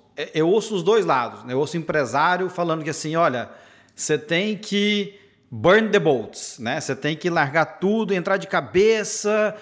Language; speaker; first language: Portuguese; native; Portuguese